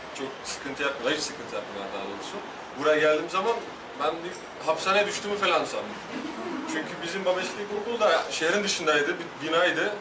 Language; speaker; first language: Turkish; non-native, fluent; Slovak